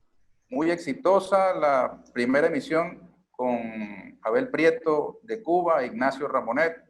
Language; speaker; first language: Spanish; native; Spanish